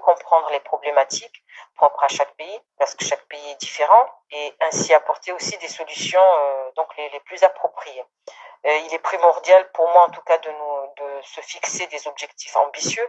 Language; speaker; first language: French; non-native, local second language; Comorian